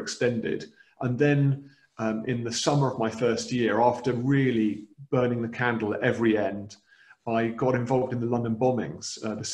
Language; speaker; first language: English; native; English